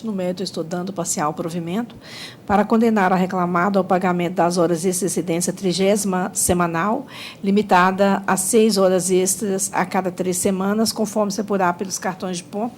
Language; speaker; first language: Portuguese; native; Portuguese